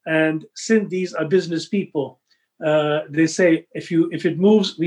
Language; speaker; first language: English; non-native, local second language; Sindhi